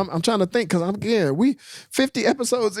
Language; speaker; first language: English; native; English